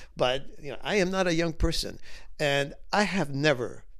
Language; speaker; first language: English; early bilingual, other home language; Spanish